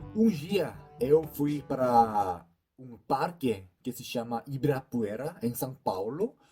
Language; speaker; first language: Portuguese; non-native, learner; Korean